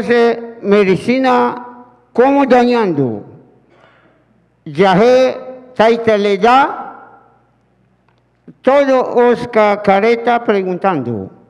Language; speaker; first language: Spanish; non-native, learner; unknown